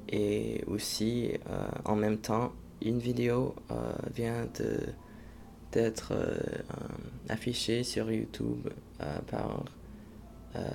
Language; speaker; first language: French; non-native, fluent; English